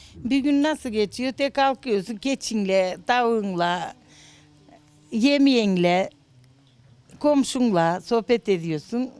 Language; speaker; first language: Turkish; native; Turkish